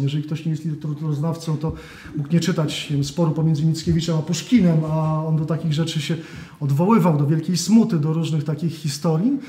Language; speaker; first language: Polish; native; Polish